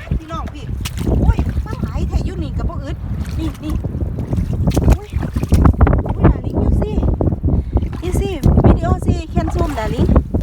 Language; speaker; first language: Thai; native; Thai